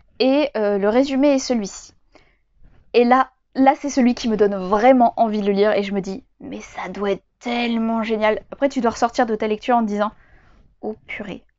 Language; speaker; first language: French; native; French